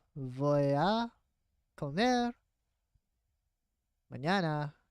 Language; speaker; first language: Spanish; non-native, learner; English